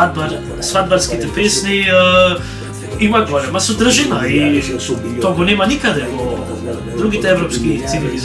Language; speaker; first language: Macedonian; early bilingual, heritage; Macedonian